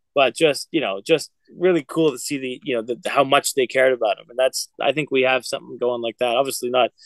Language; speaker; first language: English; native; English